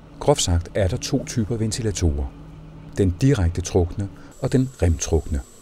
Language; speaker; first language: Danish; native; Danish